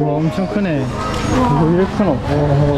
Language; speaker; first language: Korean; native; Korean